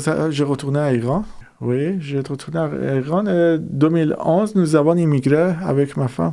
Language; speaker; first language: French; non-native, fluent; Persian